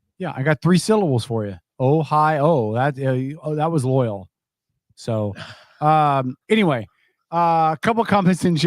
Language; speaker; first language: English; native; English